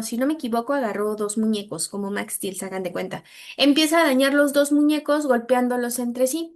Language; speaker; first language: Spanish; native; Spanish